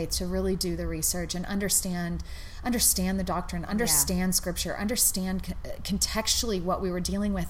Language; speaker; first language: English; native; English